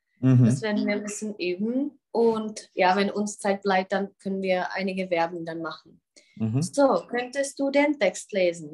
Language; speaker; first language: German; non-native, fluent; Czech